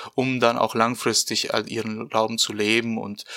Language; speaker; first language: German; native; German